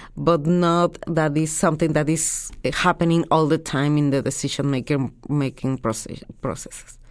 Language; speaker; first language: English; non-native, fluent; Spanish